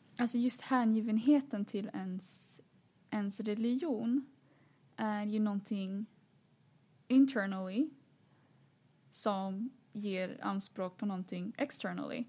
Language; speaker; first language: Swedish; early bilingual, other home language; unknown